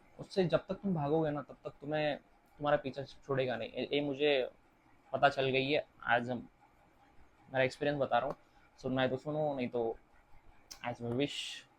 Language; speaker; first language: Hindi; non-native, local second language; Marathi